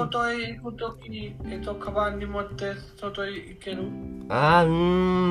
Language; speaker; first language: Japanese; non-native, learner; Urdu